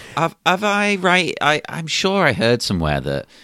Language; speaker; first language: English; native; English